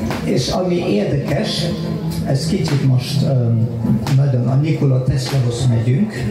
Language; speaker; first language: Hungarian; non-native, fluent; German